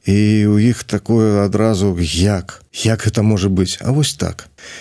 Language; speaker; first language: Belarusian; non-native, local second language; Russian